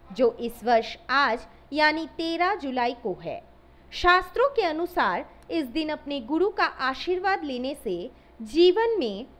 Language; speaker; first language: Hindi; non-native, local second language; Assamese